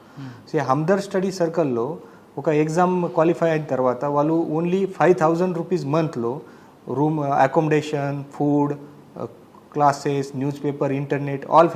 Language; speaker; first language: Telugu; non-native, fluent; Marathi